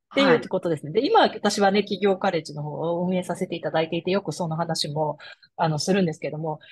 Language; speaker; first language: Japanese; native; Japanese